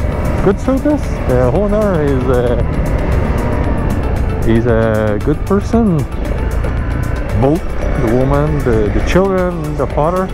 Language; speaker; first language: English; non-native, learner; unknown